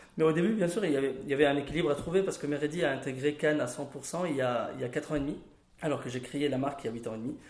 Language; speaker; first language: French; non-native, local second language; Arabic